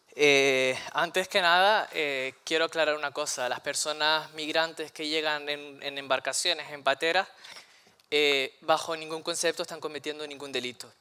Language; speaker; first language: Spanish; native; Spanish